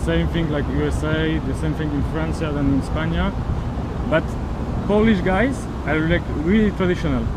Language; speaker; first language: English; non-native, learner; Polish